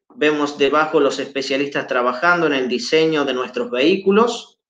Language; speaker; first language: Spanish; native; Spanish